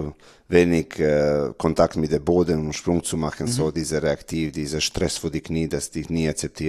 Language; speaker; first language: German; non-native, learner; Serbian